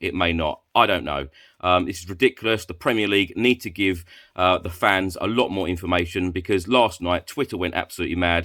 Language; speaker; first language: English; native; English